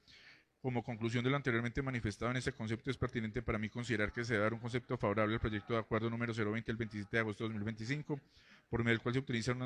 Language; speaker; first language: Spanish; native; Spanish